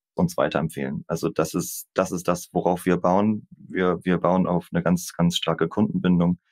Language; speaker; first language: German; native; German